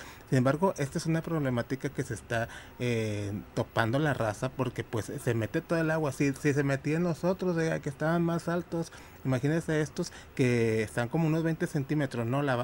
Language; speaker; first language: Spanish; native; Spanish